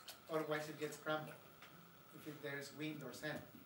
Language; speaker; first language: English; non-native, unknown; Spanish